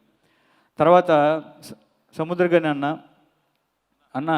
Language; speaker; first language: Telugu; native; Telugu